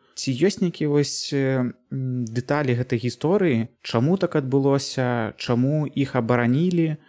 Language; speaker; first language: Belarusian; native; Belarusian